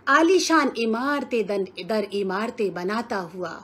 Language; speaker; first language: Hindi; native; Hindi